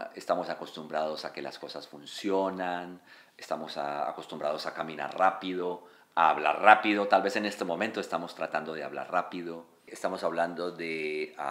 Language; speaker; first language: Spanish; native; Spanish